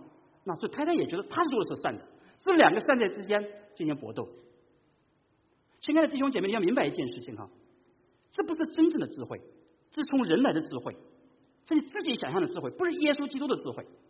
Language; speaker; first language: Chinese; native; Chinese